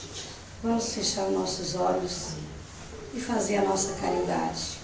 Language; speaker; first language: Portuguese; native; Portuguese